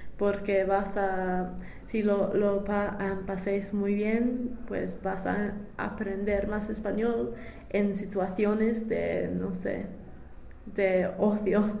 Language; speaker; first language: Spanish; non-native, fluent; English